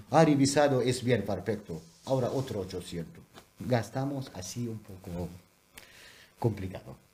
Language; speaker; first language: Spanish; non-native, learner; Urdu